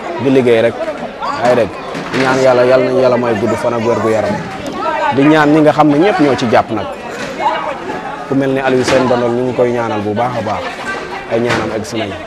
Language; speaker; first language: Wolof; native; Wolof